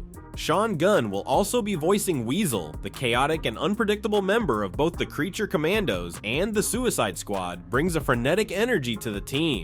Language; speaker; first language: English; native; English